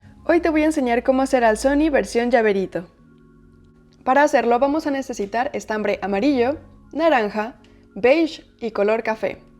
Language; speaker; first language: Spanish; native; Spanish